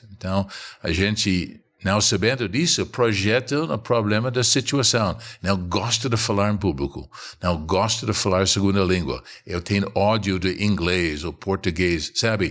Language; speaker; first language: Portuguese; non-native, fluent; English